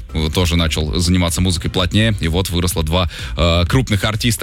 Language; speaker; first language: Russian; native; Russian